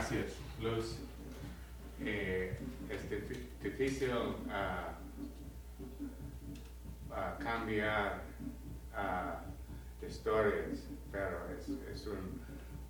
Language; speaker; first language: Spanish; non-native, learner; English